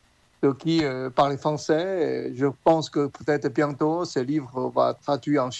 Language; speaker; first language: French; non-native, learner; Chinese